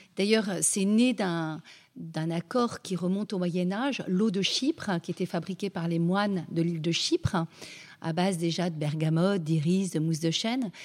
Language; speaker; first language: French; native; French